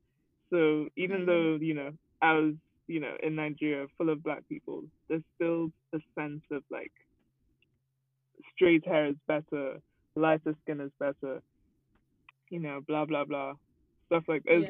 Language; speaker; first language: English; non-native, local second language; Yoruba